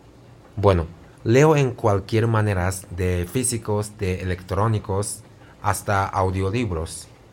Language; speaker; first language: Spanish; non-native, fluent; Japanese